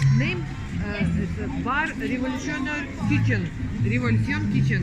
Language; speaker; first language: English; non-native, learner; Russian